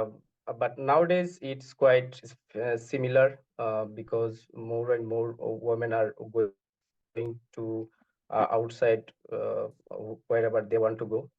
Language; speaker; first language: English; non-native, learner; Bangla